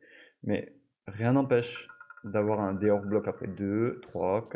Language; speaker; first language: French; native; French